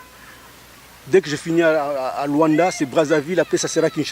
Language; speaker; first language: French; non-native, local second language; Lingala